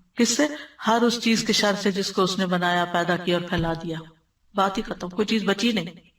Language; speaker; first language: Urdu; native; Urdu